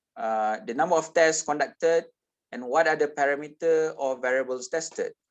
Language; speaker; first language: English; non-native, local second language; Malay